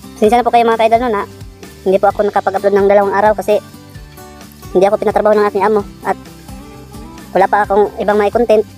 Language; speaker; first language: Filipino; non-native, local second language; Cebuano